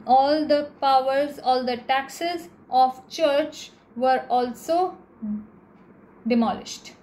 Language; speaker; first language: English; non-native, local second language; Hindi